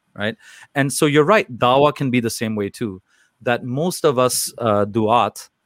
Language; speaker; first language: English; native; English